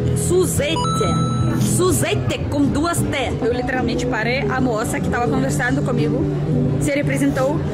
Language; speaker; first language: Portuguese; non-native, fluent; Russian